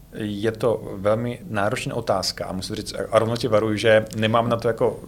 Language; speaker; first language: Czech; non-native, fluent; Russian